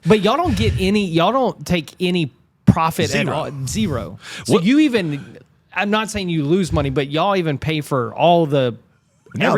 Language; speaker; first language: English; native; English